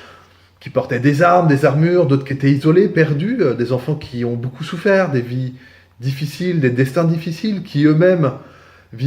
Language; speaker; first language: French; native; French